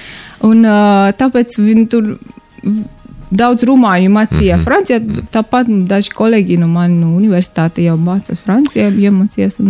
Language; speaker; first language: Latvian; non-native, learner; Romanian